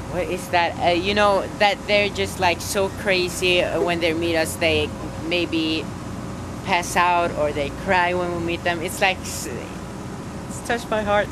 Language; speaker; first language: English; non-native, fluent; Norwegian